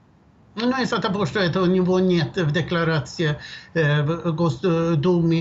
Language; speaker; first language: Russian; non-native, fluent; Swedish